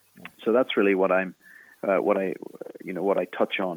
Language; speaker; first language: English; native; English